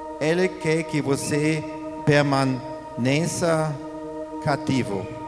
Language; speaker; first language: Portuguese; non-native, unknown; German